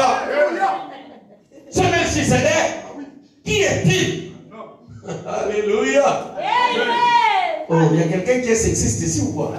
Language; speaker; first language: French; non-native, local second language; Lingala